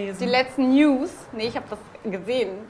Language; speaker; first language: German; native; German